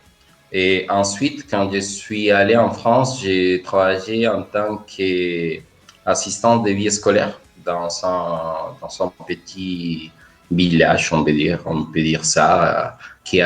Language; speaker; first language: French; non-native, fluent; Spanish